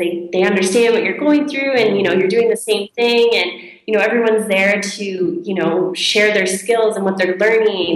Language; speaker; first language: English; native; English